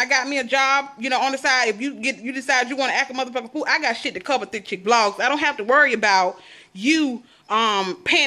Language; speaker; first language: English; native; English